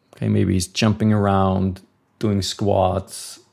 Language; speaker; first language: English; non-native, fluent; German